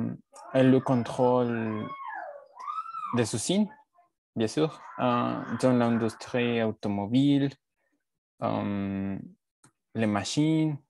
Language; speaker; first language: French; non-native, learner; Spanish